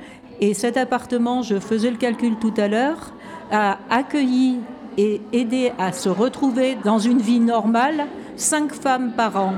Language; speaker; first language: French; native; French